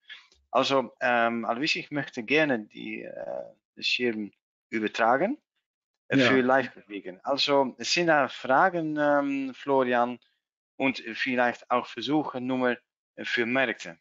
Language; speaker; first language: German; non-native, learner; Dutch